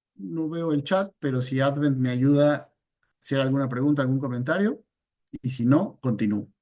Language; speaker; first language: Spanish; native; Spanish